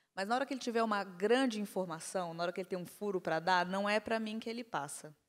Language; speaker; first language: Portuguese; native; Portuguese